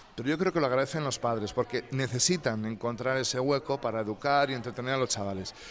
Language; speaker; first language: Spanish; native; Spanish